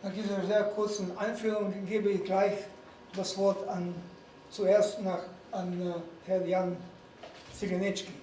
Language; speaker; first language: German; non-native, fluent; Slovenian